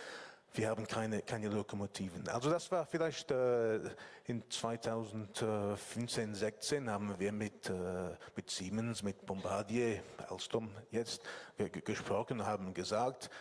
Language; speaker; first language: German; non-native, learner; English